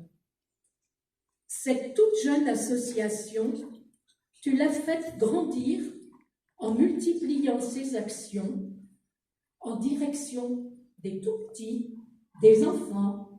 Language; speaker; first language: French; native; French